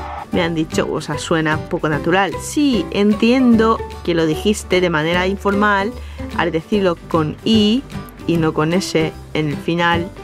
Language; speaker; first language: Spanish; non-native, fluent; Japanese